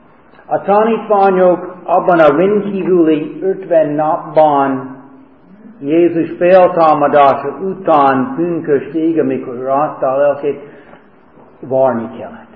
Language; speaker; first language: Hungarian; non-native, fluent; English